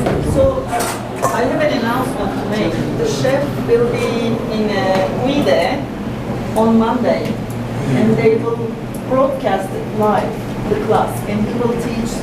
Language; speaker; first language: English; non-native, fluent; Spanish